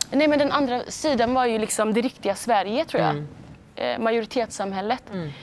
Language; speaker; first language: Swedish; early bilingual, other home language; Somali